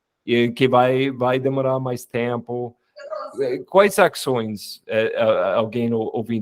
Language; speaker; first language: Portuguese; non-native, fluent; English